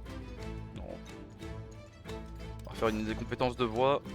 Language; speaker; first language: French; native; French